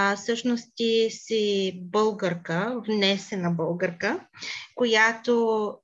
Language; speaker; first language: Bulgarian; native; Bulgarian